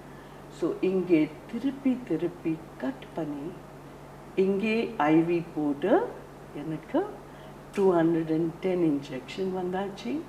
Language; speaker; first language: Tamil; non-native, learner; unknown